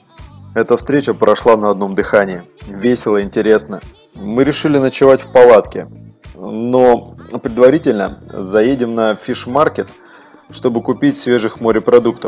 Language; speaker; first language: Russian; native; Russian